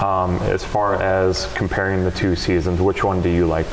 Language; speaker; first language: English; native; English